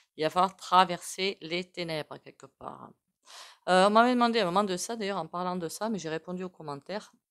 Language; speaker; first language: French; native; French